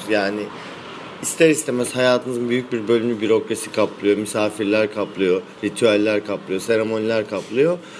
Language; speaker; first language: Turkish; native; Turkish